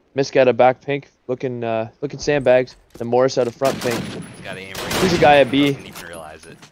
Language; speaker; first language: English; native; English